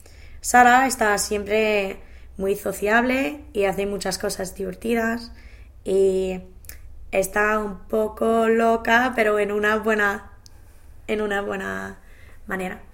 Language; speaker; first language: Spanish; non-native, learner; English